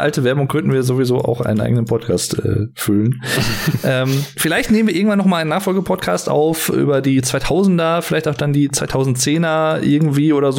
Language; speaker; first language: German; native; German